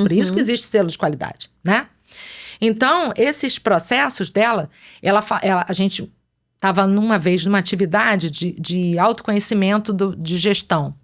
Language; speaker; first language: Portuguese; native; Portuguese